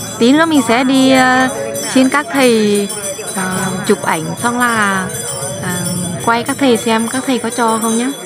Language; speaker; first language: Vietnamese; non-native, local second language; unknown